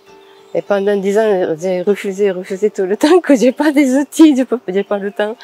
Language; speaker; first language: French; non-native, fluent; Japanese